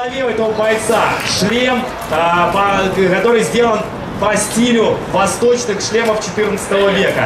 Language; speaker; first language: Russian; native; Russian